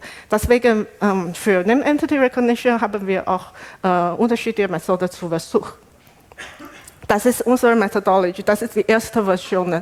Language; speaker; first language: German; non-native, learner; Chinese